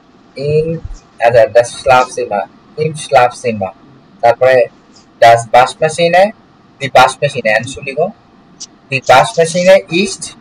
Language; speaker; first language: German; non-native, learner; Bangla